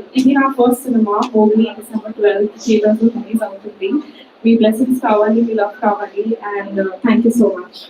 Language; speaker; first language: Telugu; non-native, fluent; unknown